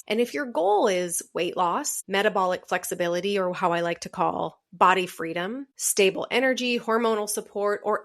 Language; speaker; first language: English; native; English